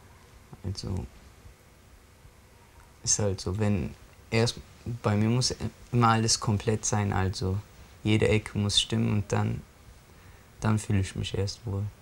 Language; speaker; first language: German; early bilingual, other home language; Turkish